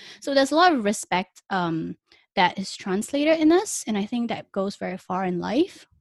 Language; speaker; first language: English; non-native, local second language; Chinese